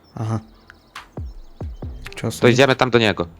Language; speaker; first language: Polish; non-native, learner; Ukrainian